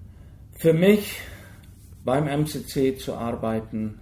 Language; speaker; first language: German; early bilingual, heritage; German